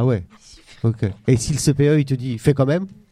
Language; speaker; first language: French; native; French